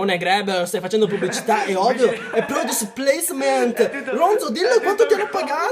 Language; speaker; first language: Italian; early bilingual, other home language; Chinese